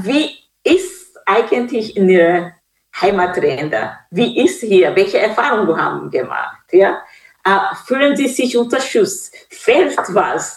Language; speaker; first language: German; non-native, fluent; Kinyarwanda